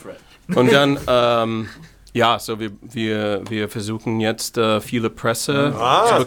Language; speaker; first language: German; non-native, fluent; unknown